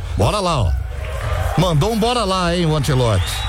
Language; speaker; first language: Portuguese; native; Portuguese